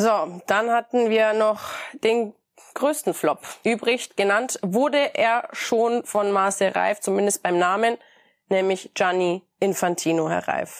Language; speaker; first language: German; native; German